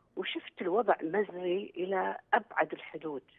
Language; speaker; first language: Arabic; native; Arabic